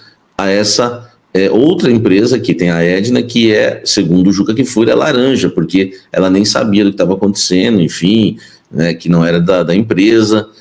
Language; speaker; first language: Portuguese; native; Portuguese